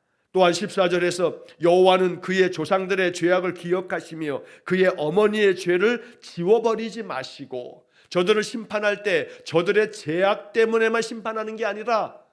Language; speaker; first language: Korean; native; Korean